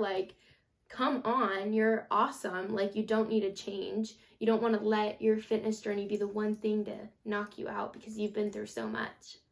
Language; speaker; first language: English; native; English